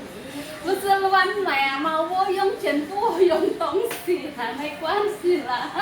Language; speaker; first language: Chinese; non-native, learner; Indonesian